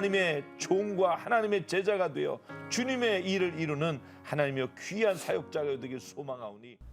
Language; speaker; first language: Korean; native; Korean